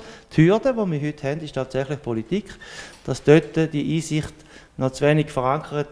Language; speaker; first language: German; native; German